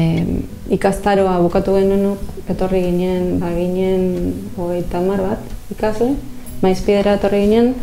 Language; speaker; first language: Basque; non-native, fluent; Spanish